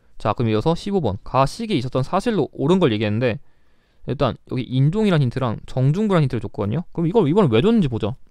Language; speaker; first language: Korean; native; Korean